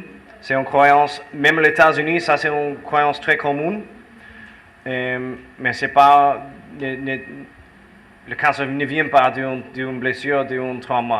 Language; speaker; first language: French; non-native, learner; English